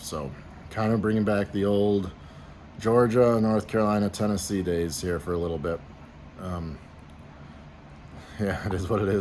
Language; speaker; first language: English; native; English